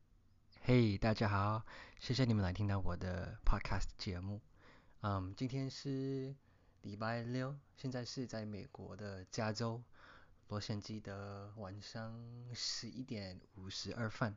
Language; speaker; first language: Chinese; early bilingual, heritage; Chinese